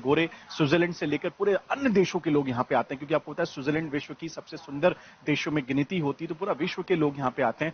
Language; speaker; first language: Hindi; native; Hindi